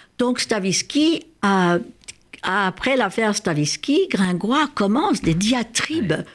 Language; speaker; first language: French; non-native, fluent; Hungarian